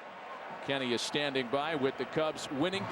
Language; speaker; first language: English; native; English